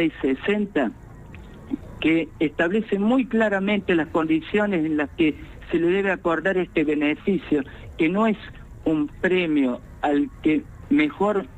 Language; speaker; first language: Spanish; native; Spanish